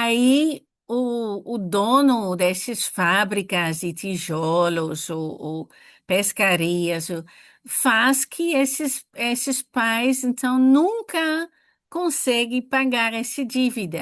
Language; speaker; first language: Portuguese; non-native, fluent; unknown